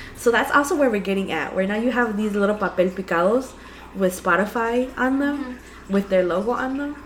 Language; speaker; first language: English; early bilingual, other home language; Spanish